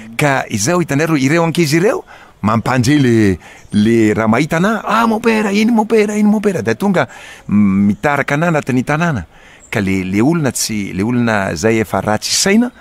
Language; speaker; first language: Malagasy; non-native, fluent; Spanish